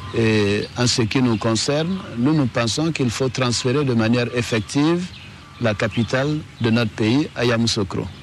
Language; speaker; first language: French; non-native, local second language; Dyula